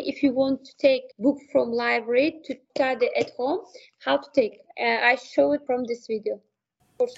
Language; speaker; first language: English; non-native, learner; Uzbek